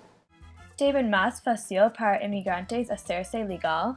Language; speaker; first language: Spanish; non-native, learner; English